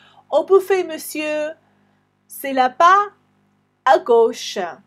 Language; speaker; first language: French; non-native, fluent; English